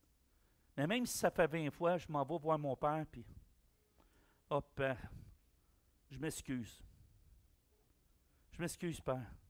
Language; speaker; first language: French; native; French